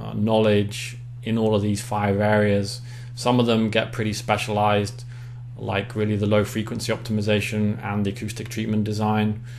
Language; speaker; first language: English; native; English